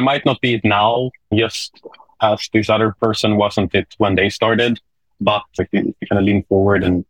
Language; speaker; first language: English; non-native, fluent; Swedish